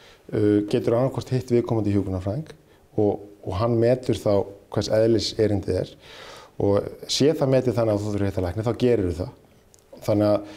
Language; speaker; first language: Icelandic; native; Icelandic